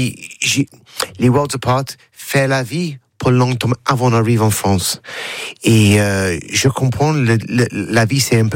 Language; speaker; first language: French; non-native, learner; English